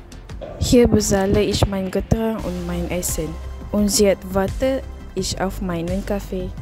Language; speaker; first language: German; non-native, learner; Malay